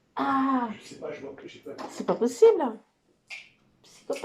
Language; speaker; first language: French; native; French